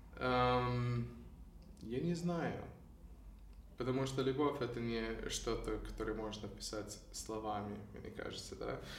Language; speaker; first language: Russian; non-native, fluent; English